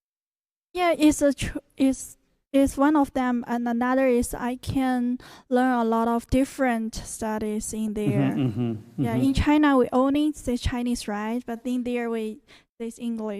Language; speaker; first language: English; non-native, learner; Chinese